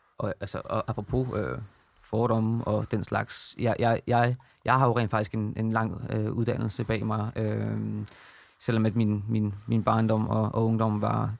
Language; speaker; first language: Danish; native; Danish